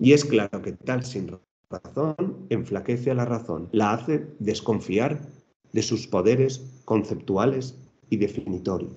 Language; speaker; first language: Spanish; native; Spanish